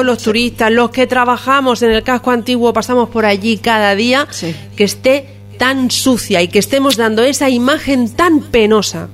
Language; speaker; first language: Spanish; native; Spanish